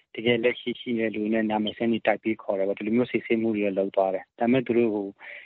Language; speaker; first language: Burmese; non-native, local second language; Hakha Chin